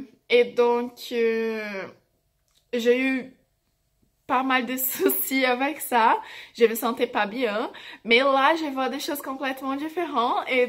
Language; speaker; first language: French; non-native, fluent; Portuguese